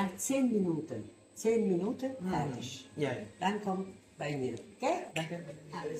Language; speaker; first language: German; non-native, learner; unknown